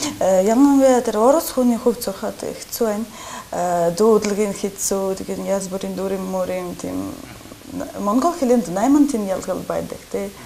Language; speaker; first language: Mongolian; non-native, learner; Russian